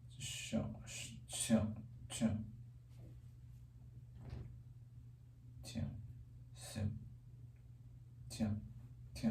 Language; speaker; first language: French; non-native, learner; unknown